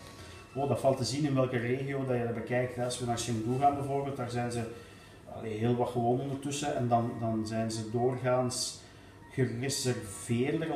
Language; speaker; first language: Dutch; native; Dutch